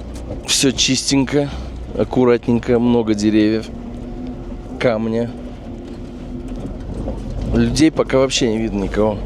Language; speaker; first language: Russian; native; Russian